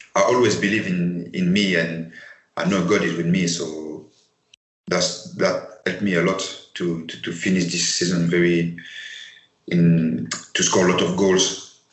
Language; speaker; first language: English; non-native, fluent; French